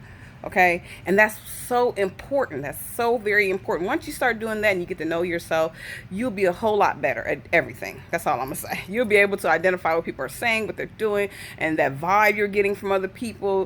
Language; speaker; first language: English; native; English